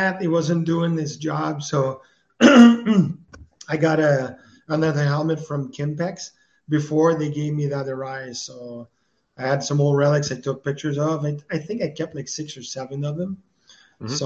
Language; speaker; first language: English; non-native, fluent; French